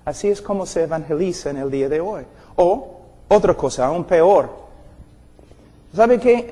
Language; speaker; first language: Spanish; non-native, fluent; English